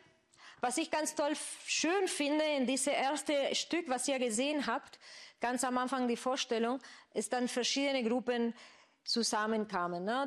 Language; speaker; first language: German; non-native, fluent; Spanish